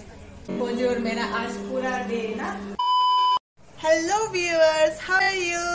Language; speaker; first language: Hindi; non-native, local second language; Nepali